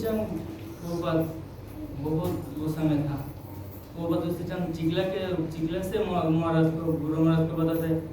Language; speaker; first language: Hindi; non-native, local second language; Bangla